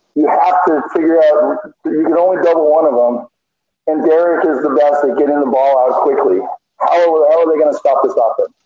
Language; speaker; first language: English; native; English